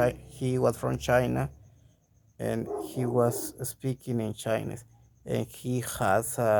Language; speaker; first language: English; non-native, learner; Spanish